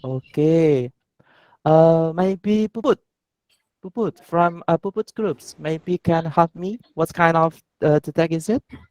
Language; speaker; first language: English; non-native, learner; Indonesian